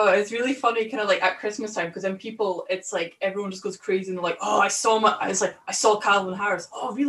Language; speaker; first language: English; native; English